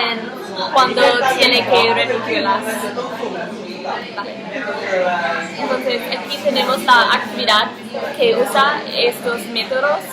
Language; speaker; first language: Spanish; non-native, learner; English